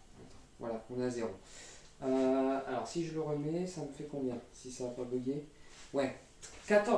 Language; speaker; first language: French; native; French